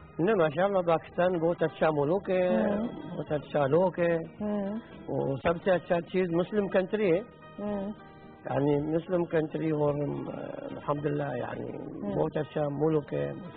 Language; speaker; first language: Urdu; non-native, learner; Arabic